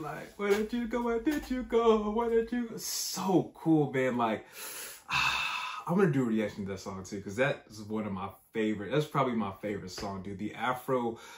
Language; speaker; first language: English; native; English